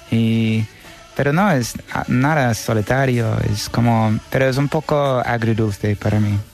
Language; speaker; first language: Spanish; non-native, fluent; English